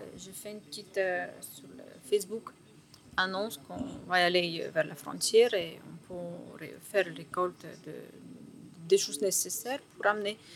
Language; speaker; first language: French; non-native, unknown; Ukrainian